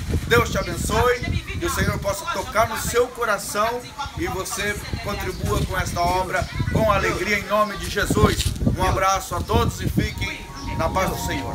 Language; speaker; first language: Portuguese; native; Portuguese